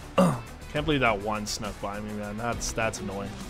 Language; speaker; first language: English; native; English